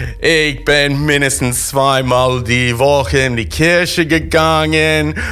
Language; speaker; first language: German; non-native, learner; English